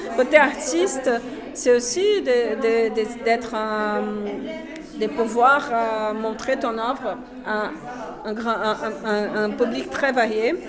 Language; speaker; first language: French; non-native, fluent; Portuguese